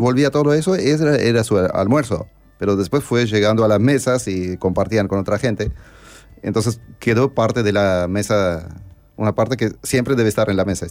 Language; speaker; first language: Spanish; non-native, fluent; Armenian